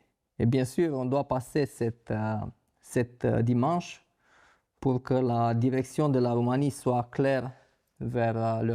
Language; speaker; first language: French; non-native, fluent; Romanian